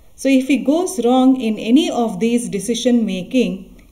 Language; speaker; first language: English; non-native, local second language; Kannada